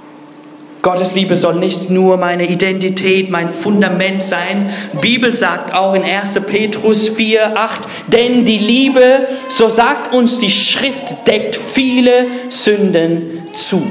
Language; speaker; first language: German; non-native, fluent; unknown